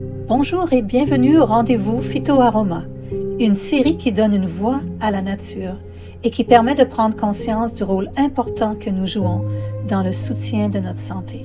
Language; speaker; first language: French; native; French